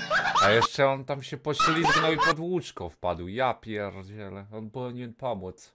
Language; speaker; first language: Polish; native; Polish